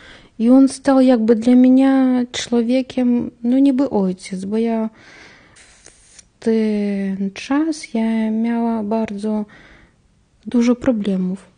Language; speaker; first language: Polish; non-native, learner; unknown